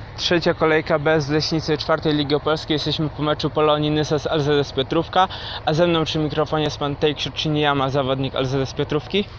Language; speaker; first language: Polish; native; Polish